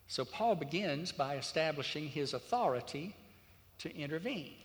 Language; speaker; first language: English; native; English